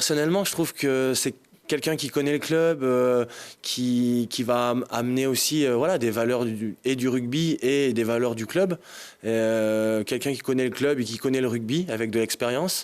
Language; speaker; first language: French; native; French